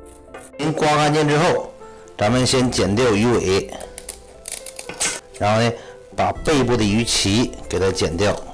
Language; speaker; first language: Chinese; native; Chinese